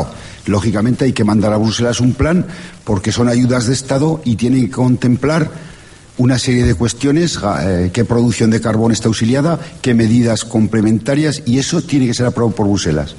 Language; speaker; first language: Spanish; native; Spanish